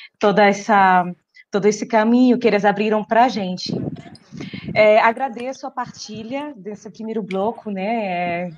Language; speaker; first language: Portuguese; non-native, fluent; French